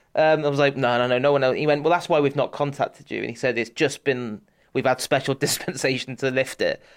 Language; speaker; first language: English; native; English